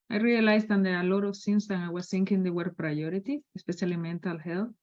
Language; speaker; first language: English; non-native, fluent; Spanish